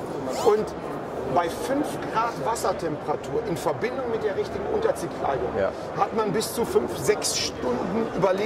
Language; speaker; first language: German; native; German